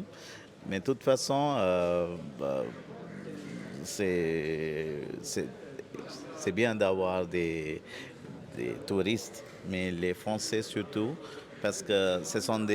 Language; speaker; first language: French; non-native, fluent; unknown